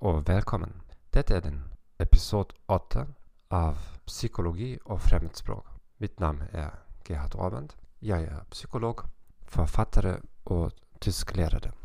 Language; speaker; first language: Swedish; non-native, learner; German